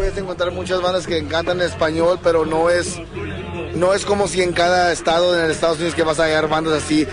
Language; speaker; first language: Spanish; early bilingual, heritage; English